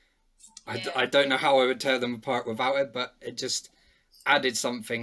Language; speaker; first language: English; native; English